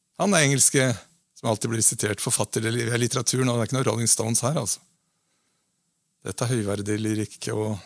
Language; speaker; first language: Norwegian; native; Norwegian